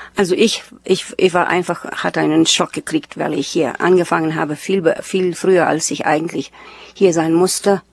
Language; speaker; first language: German; early bilingual, heritage; German